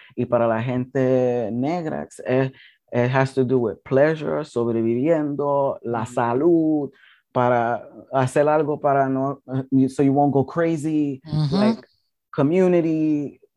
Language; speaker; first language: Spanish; early bilingual, heritage; English